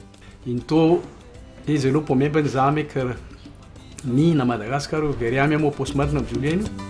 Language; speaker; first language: Slovenian; non-native, learner; Malagasy